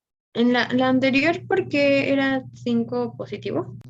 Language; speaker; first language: Spanish; native; Spanish